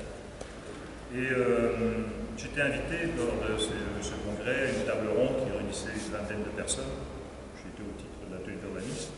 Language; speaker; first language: French; native; French